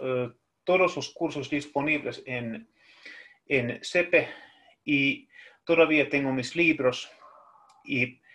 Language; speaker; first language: Spanish; non-native, fluent; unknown